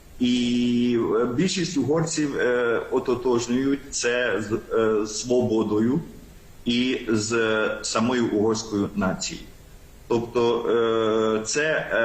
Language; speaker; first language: Ukrainian; non-native, local second language; Hungarian